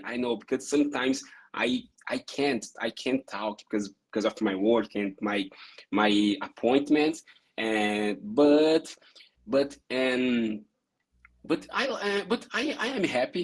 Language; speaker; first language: English; non-native, learner; Portuguese